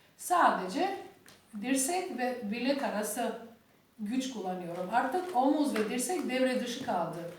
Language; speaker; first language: Turkish; non-native, learner; Albanian